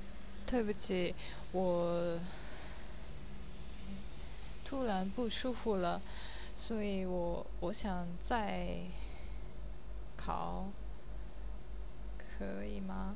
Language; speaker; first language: Chinese; non-native, learner; Japanese